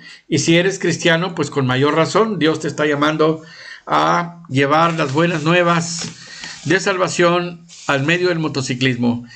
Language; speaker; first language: Spanish; native; Spanish